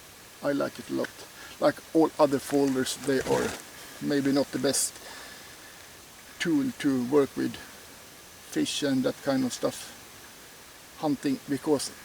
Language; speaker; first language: English; non-native, fluent; Swedish